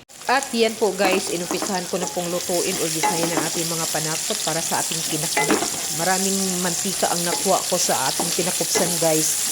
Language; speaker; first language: Filipino; non-native, local second language; Cebuano